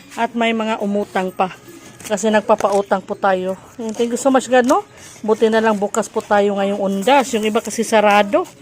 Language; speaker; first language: Filipino; non-native, local second language; Cebuano